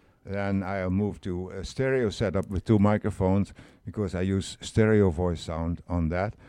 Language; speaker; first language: English; non-native, fluent; Dutch